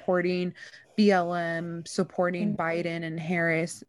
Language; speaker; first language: English; early bilingual, other home language; Spanish